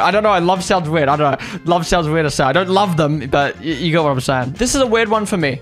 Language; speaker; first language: English; native; English